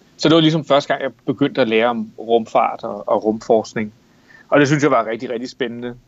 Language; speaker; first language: Danish; native; Danish